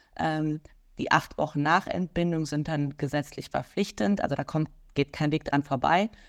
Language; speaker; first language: German; native; German